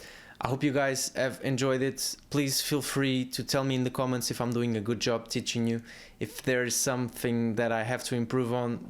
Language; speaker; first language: English; non-native, fluent; Portuguese